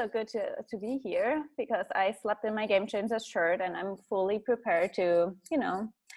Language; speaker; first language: English; non-native, fluent; German